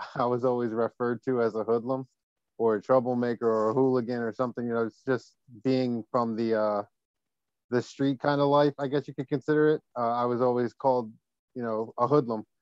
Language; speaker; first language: English; native; English